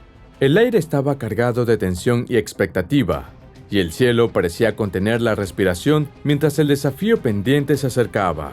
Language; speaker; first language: Spanish; native; Spanish